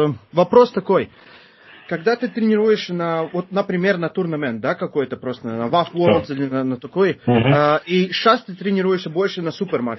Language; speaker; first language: Russian; non-native, fluent; Turkish